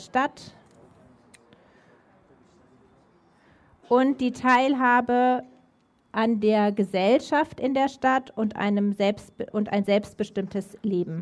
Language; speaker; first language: German; native; German